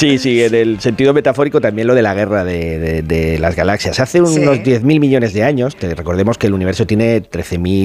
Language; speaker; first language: Spanish; native; Spanish